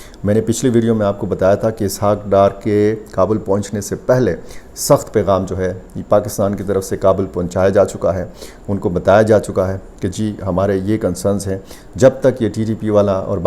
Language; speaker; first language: Urdu; native; Urdu